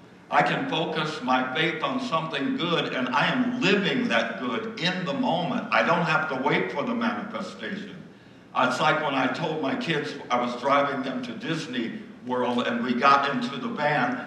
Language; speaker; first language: English; native; English